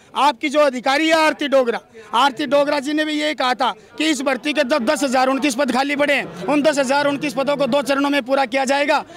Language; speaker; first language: Hindi; native; Hindi